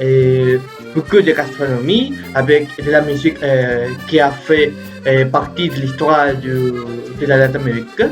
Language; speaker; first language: French; non-native, learner; Spanish